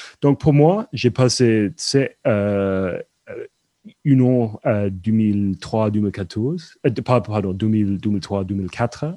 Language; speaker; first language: French; non-native, fluent; English